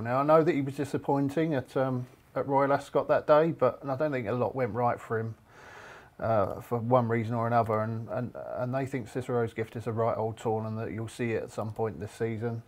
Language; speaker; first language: English; native; English